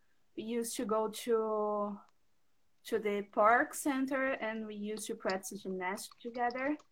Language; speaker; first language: English; non-native, learner; Portuguese